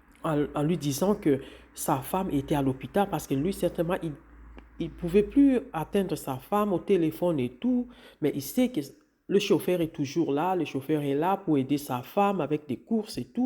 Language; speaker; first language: French; non-native, local second language; Lingala